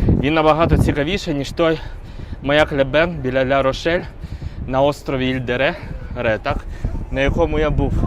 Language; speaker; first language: Ukrainian; native; Ukrainian